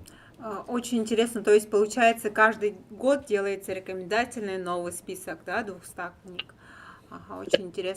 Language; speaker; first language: Russian; native; Russian